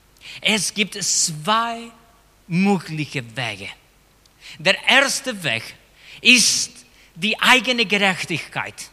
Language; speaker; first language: German; non-native, fluent; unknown